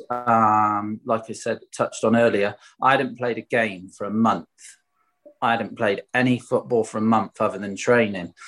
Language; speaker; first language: English; native; English